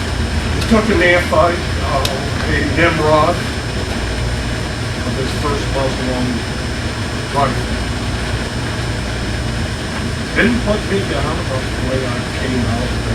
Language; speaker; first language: English; native; English